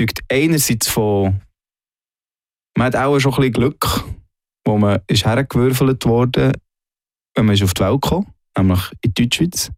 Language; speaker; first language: German; native; German